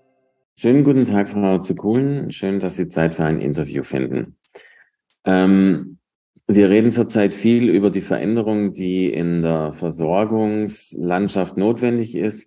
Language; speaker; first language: German; native; German